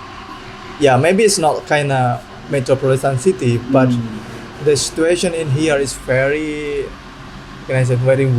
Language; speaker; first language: English; non-native, learner; Indonesian